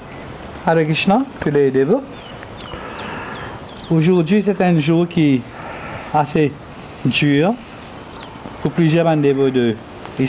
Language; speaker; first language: French; non-native, local second language; Morisyen